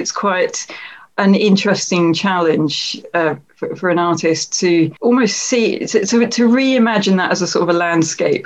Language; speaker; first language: English; native; English